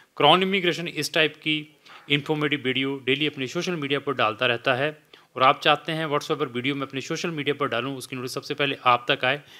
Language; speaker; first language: Hindi; native; Hindi